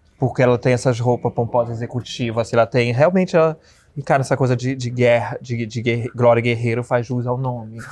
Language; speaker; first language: Portuguese; native; Portuguese